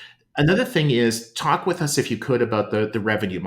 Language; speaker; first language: English; native; English